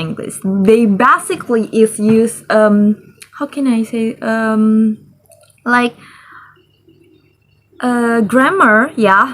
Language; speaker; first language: English; non-native, learner; Indonesian